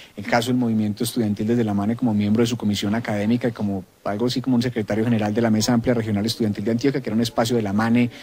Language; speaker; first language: Spanish; native; Spanish